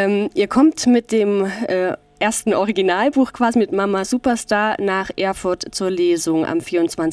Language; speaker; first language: German; native; German